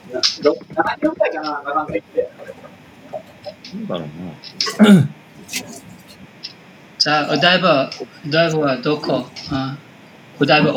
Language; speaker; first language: Japanese; non-native, learner; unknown